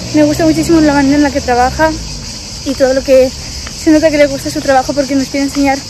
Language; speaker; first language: Spanish; native; Spanish